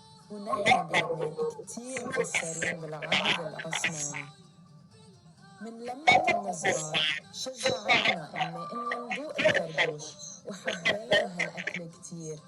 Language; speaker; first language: Arabic; early bilingual, heritage; Arabic